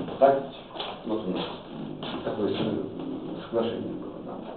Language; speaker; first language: Russian; native; Russian